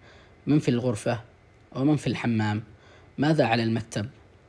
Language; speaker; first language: Arabic; non-native, fluent; Tamil